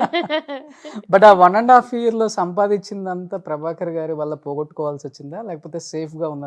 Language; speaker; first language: Telugu; native; Telugu